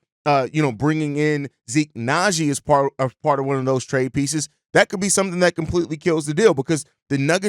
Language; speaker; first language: English; native; English